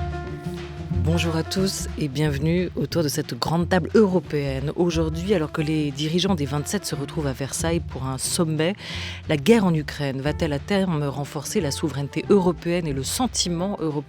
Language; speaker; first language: French; native; French